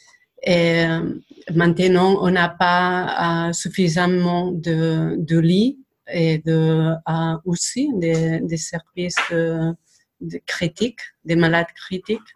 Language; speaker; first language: French; non-native, fluent; Spanish